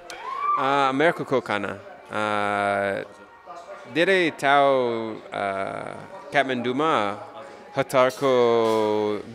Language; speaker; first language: Nepali; non-native, learner; English